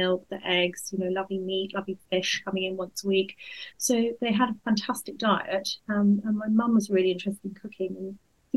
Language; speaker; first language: English; native; English